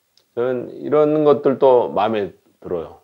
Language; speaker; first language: Korean; native; Korean